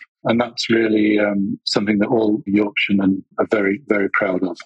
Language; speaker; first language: English; native; English